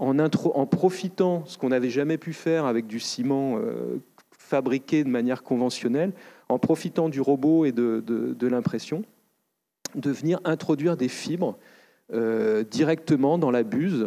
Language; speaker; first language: French; native; French